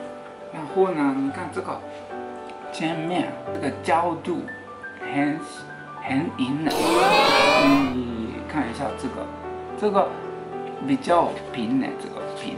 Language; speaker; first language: Chinese; non-native, fluent; Japanese